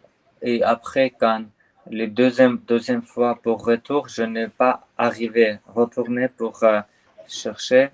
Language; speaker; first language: French; non-native, learner; Armenian